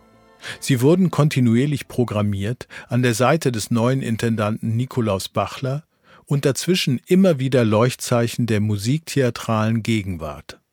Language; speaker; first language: German; native; German